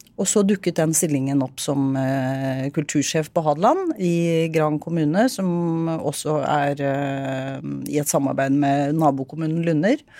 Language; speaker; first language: Norwegian; native; Norwegian